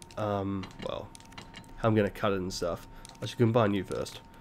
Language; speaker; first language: English; native; English